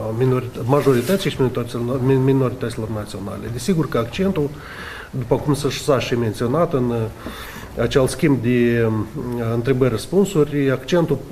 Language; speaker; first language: Romanian; native; Romanian